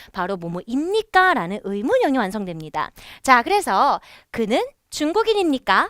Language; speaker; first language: Korean; native; Korean